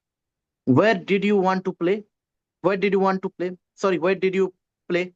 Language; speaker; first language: English; non-native, learner; Hindi